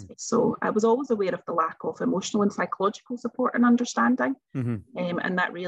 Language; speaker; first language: English; native; English